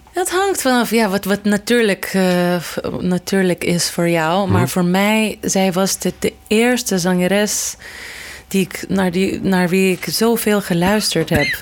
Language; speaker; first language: Dutch; non-native, fluent; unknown